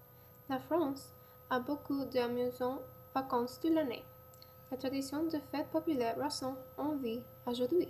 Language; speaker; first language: French; non-native, learner; English